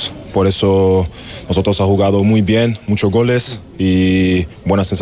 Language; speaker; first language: Spanish; non-native, fluent; German